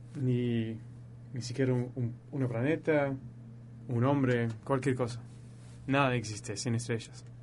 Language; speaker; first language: Spanish; non-native, fluent; English